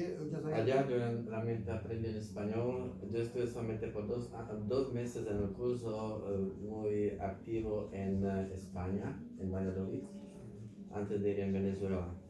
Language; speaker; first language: Spanish; non-native, fluent; Slovak